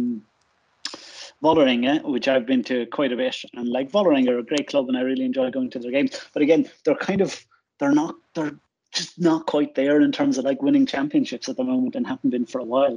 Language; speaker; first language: English; native; English